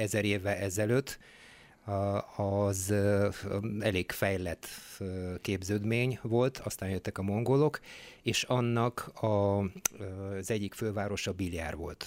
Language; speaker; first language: Hungarian; non-native, fluent; Bulgarian